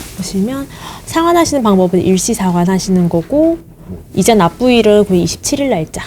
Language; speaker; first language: Korean; native; Korean